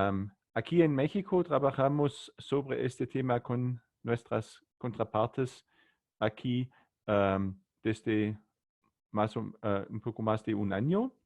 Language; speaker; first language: Spanish; non-native, learner; German